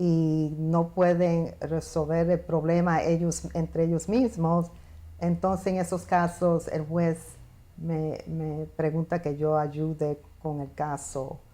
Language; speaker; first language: Spanish; early bilingual, heritage; Spanish